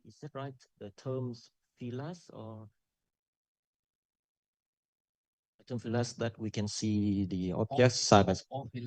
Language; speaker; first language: English; non-native, local second language; Vietnamese